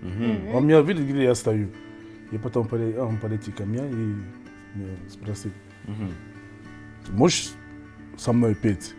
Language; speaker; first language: Russian; non-native, learner; English